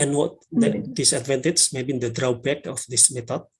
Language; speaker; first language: English; non-native, learner; Indonesian